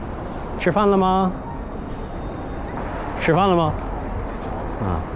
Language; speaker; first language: Chinese; non-native, fluent; English